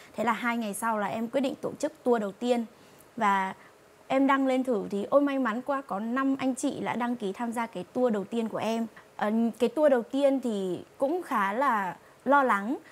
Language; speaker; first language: Vietnamese; non-native, local second language; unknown